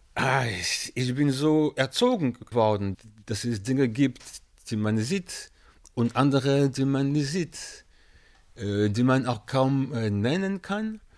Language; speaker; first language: German; non-native, fluent; French